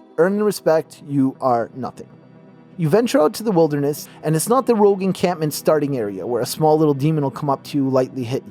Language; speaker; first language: English; native; English